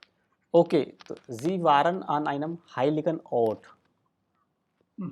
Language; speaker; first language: German; non-native, fluent; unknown